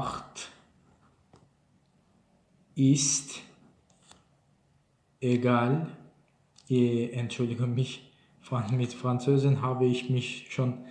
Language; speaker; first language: German; non-native, learner; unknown